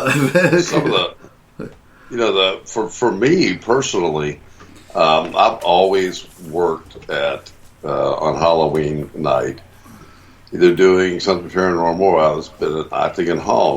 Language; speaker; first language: English; native; English